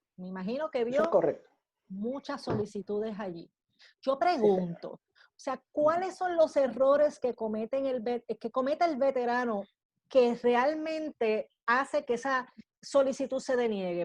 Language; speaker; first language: Spanish; native; Spanish